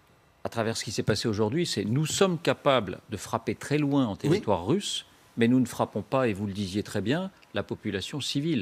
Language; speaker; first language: French; native; French